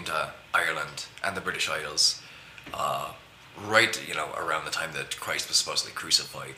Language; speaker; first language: English; native; English